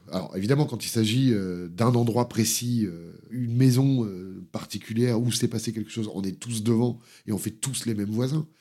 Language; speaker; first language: French; native; French